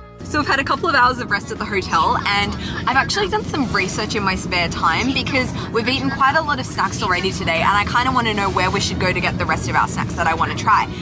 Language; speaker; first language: English; native; English